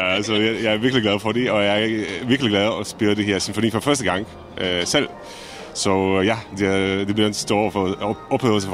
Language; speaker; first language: Danish; non-native, fluent; Czech